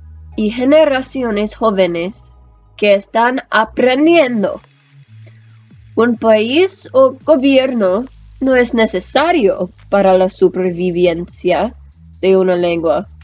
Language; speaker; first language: Spanish; non-native, learner; English